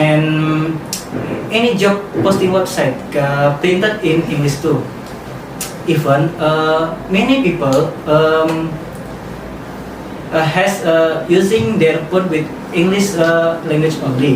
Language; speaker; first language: English; non-native, learner; Indonesian